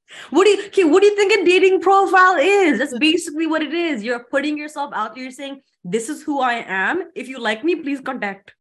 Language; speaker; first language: English; early bilingual, other home language; Punjabi